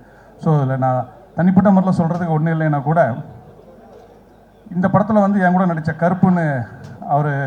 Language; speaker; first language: Tamil; native; Tamil